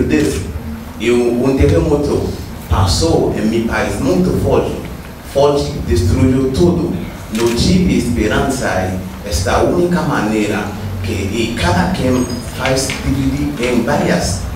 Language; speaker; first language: Portuguese; non-native, learner; Haitian Creole